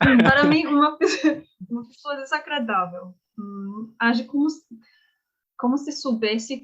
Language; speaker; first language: Portuguese; non-native, learner; English